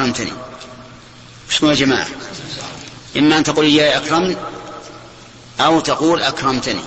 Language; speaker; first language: Arabic; native; Arabic